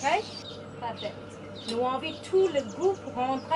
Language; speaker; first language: French; non-native, learner; English